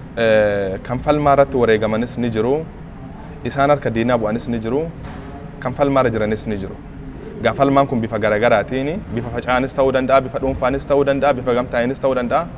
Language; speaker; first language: Oromo; native; Oromo